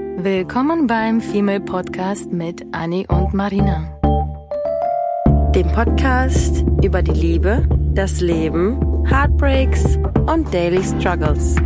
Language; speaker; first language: German; native; German